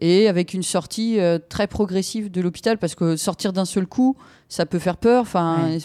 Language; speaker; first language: French; native; French